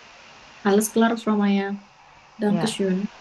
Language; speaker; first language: German; non-native, learner; Indonesian